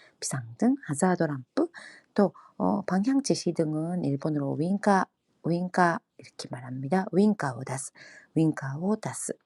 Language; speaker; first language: Korean; non-native, fluent; Japanese